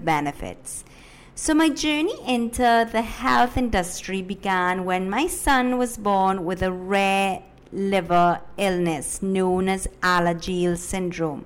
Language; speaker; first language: English; early bilingual, other home language; Spanish